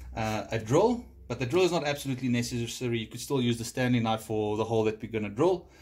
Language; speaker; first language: English; non-native, local second language; Afrikaans